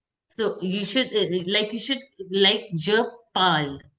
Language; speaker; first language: French; non-native, fluent; Hindi